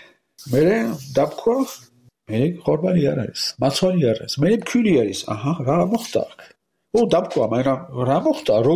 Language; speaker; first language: Georgian; non-native, learner; French